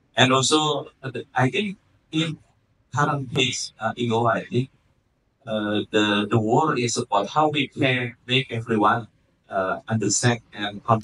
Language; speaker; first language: English; non-native, fluent; Indonesian